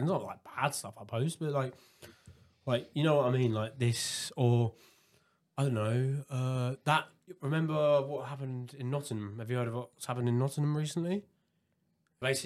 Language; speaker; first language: English; native; English